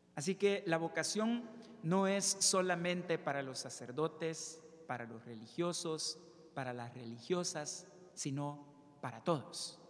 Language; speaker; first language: Spanish; native; Spanish